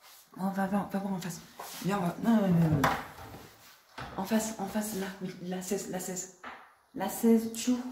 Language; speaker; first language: French; native; French